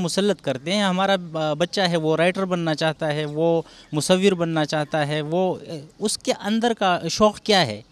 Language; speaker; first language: Urdu; native; Urdu